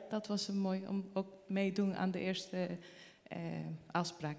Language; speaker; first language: Dutch; non-native, learner; Spanish